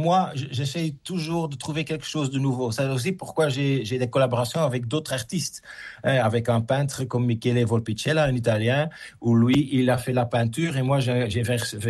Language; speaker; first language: French; native; French